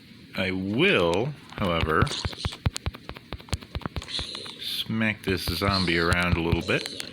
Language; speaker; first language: English; native; English